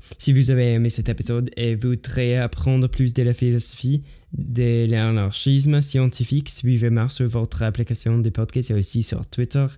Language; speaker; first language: French; non-native, learner; English